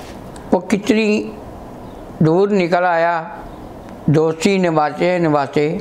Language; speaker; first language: Hindi; non-native, local second language; Punjabi